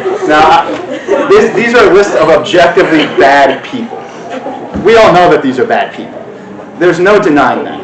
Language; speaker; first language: English; native; English